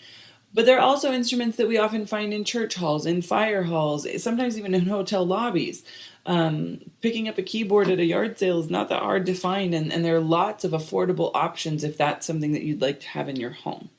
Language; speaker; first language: English; native; English